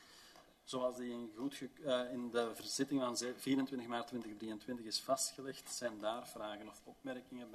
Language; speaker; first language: Dutch; native; Dutch